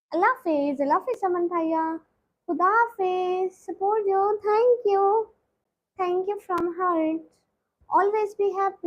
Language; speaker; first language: English; non-native, learner; Punjabi